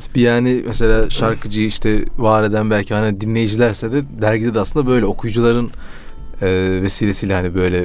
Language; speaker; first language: Turkish; native; Turkish